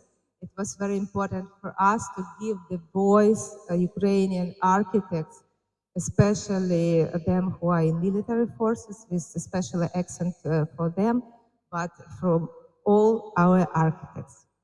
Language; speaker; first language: English; non-native, fluent; Ukrainian